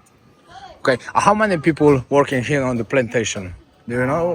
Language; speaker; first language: English; non-native, learner; Polish